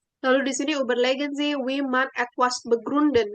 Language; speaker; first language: German; non-native, fluent; Indonesian